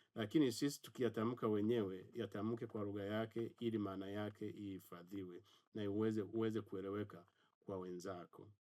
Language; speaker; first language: Swahili; non-native, local second language; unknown